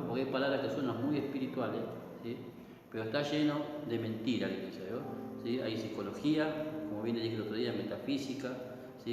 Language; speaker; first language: Spanish; native; Spanish